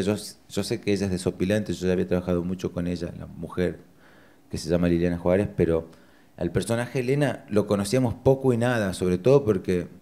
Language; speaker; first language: Spanish; native; Spanish